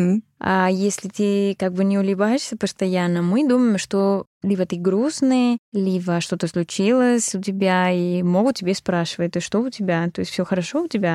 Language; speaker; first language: Russian; non-native, fluent; Spanish